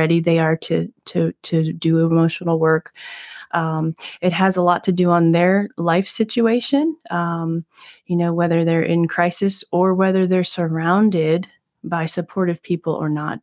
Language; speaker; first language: English; native; English